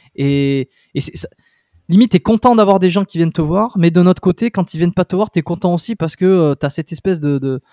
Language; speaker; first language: French; native; French